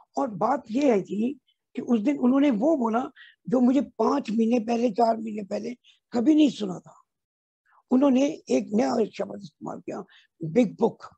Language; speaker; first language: Hindi; non-native, local second language; Punjabi